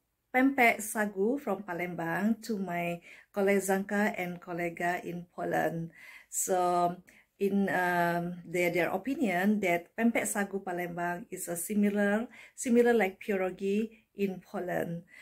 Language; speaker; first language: English; non-native, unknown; Indonesian